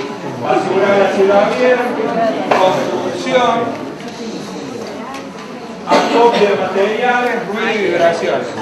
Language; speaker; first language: Spanish; native; Spanish